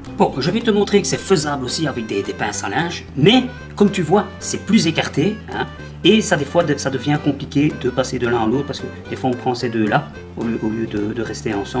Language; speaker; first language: French; native; French